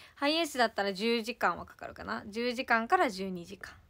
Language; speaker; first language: Japanese; native; Japanese